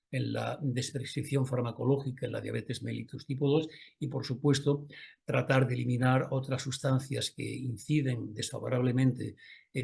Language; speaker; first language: Spanish; native; Spanish